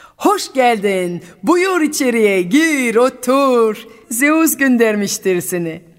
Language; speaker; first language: Turkish; non-native, fluent; French